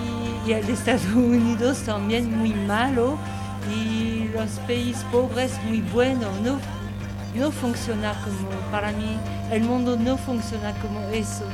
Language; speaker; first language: Spanish; non-native, learner; French